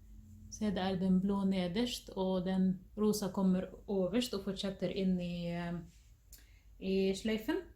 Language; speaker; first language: Norwegian; non-native, fluent; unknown